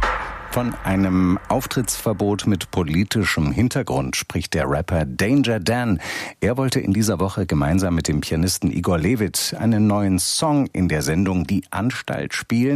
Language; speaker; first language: German; native; German